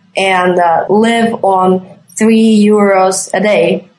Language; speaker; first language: English; non-native, fluent; Latvian